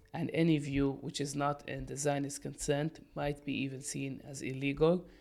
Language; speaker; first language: English; non-native, fluent; Arabic